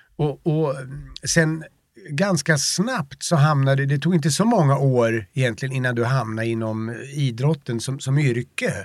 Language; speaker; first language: Swedish; native; Swedish